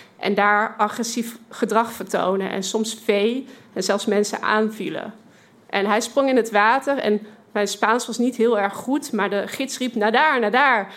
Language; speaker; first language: Dutch; native; Dutch